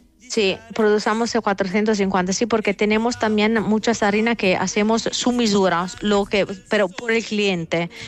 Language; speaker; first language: Spanish; non-native, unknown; Italian